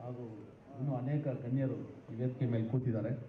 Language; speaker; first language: Kannada; non-native, local second language; Telugu